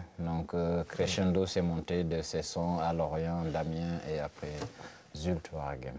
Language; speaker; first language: French; non-native, local second language; Wolof